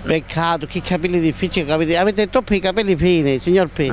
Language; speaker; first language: Italian; native; Italian